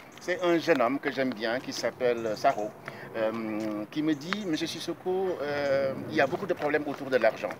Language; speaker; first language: French; non-native, local second language; Wolof